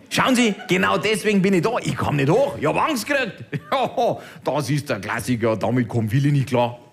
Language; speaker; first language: German; early bilingual, other home language; Turkish